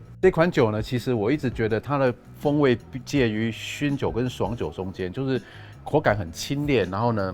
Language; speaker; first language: Chinese; native; Chinese